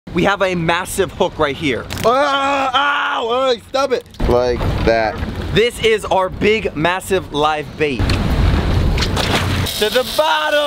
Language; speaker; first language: English; native; English